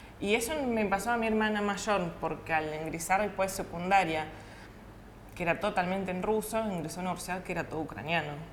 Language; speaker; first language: Spanish; early bilingual, other home language; Russian